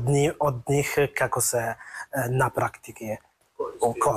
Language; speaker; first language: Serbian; non-native, learner; Italian